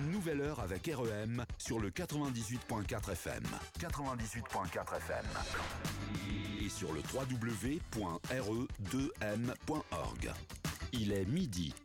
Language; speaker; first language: French; native; French